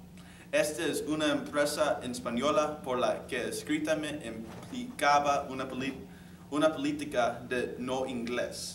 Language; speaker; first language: Spanish; non-native, learner; English